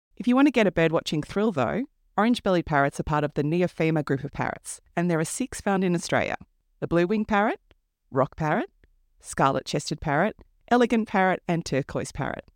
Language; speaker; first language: English; native; English